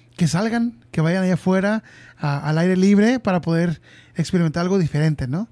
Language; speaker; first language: Spanish; early bilingual, heritage; Spanish